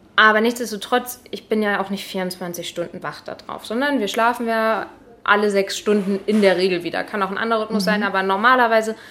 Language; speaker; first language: German; native; German